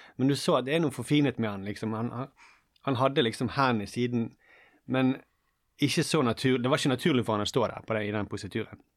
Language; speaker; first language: Norwegian; native; Norwegian